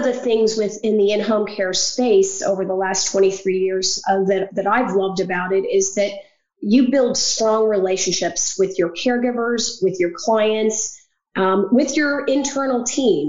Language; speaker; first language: English; native; English